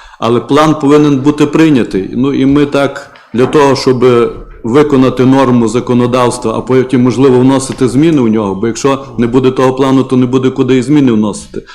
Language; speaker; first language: Ukrainian; native; Ukrainian